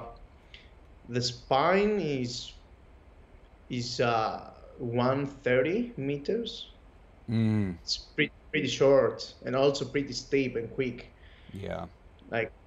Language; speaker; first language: English; non-native, fluent; Greek